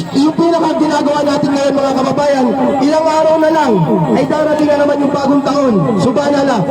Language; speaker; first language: Filipino; native; Filipino